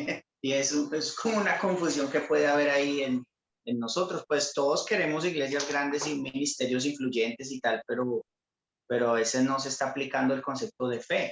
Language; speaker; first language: Spanish; native; Spanish